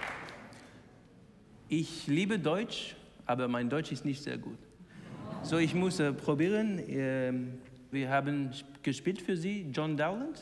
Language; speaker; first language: German; non-native, learner; English